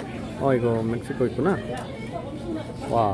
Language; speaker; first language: Korean; non-native, learner; Spanish